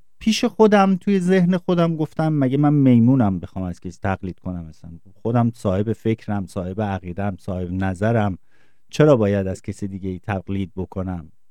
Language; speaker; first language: Persian; native; Persian